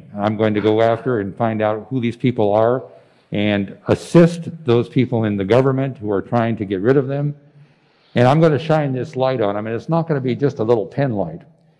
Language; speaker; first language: English; native; English